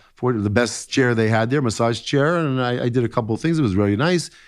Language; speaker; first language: English; native; English